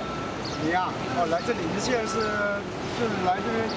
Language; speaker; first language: Chinese; native; Chinese